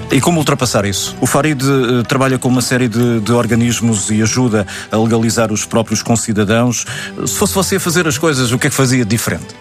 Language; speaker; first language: Portuguese; native; Portuguese